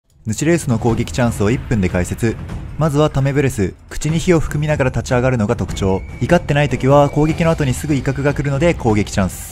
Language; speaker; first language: Japanese; native; Japanese